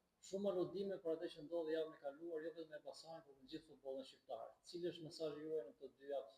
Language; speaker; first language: Albanian; native; Albanian